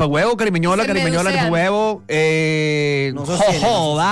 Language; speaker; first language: Spanish; native; Spanish